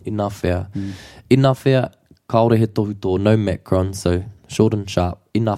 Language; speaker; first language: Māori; non-native, local second language; English